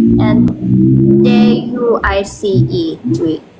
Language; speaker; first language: English; non-native, learner; Thai